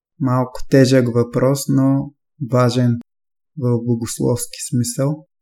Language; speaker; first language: Bulgarian; native; Bulgarian